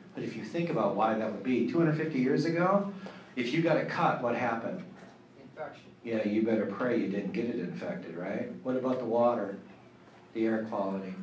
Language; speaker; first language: English; native; English